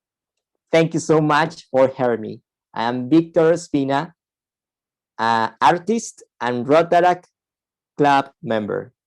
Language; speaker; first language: English; non-native, fluent; Spanish